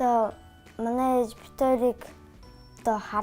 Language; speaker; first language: Mongolian; early bilingual, heritage; Mongolian